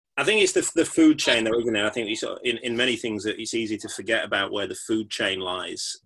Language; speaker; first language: English; native; English